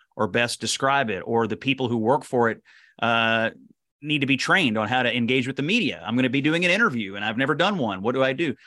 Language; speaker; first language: English; native; English